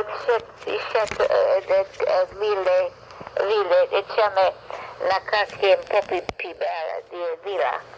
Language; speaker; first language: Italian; early bilingual, heritage; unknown